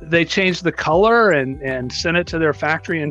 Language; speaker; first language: English; native; English